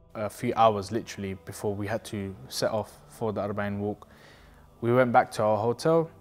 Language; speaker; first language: English; native; English